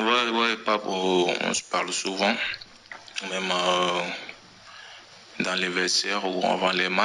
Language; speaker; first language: French; non-native, local second language; Wolof